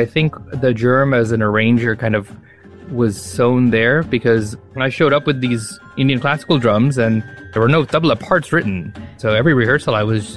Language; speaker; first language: English; non-native, local second language; Marathi